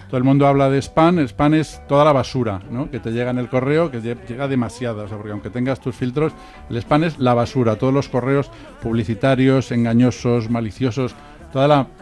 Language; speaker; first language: Spanish; native; Spanish